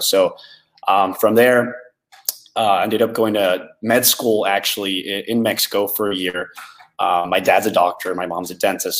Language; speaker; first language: English; native; English